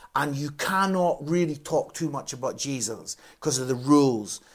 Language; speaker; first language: English; native; English